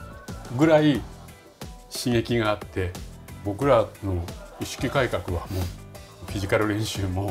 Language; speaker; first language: Japanese; native; Japanese